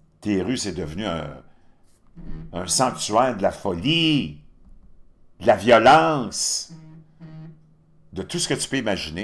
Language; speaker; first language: French; native; French